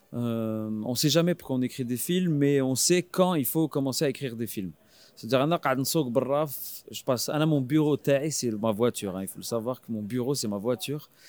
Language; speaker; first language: French; non-native, local second language; Arabic